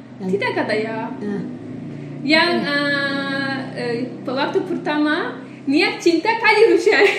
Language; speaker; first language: Indonesian; non-native, learner; Turkish